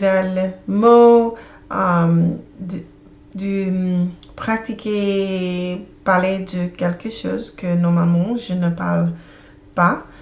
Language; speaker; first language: French; non-native, learner; English